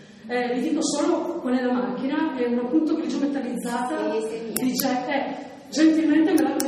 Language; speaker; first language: Italian; native; Italian